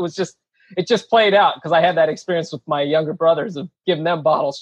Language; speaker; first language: English; native; English